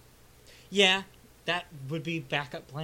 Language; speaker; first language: English; native; English